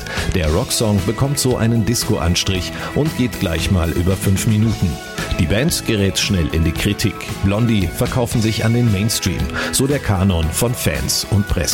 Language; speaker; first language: German; native; German